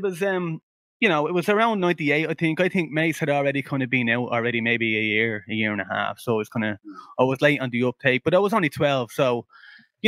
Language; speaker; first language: English; native; English